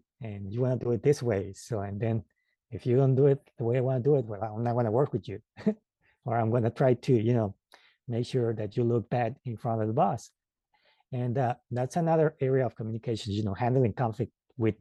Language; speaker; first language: English; non-native, fluent; Spanish